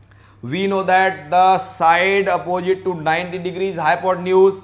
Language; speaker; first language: English; non-native, local second language; Hindi